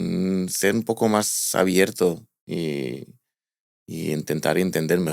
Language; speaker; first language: Spanish; non-native, fluent; Hebrew